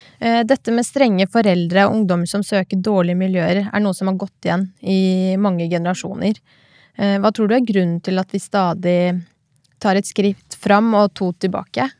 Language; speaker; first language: Norwegian; native; Norwegian